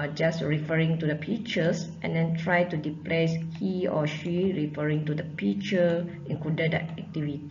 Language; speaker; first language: English; non-native, local second language; Malay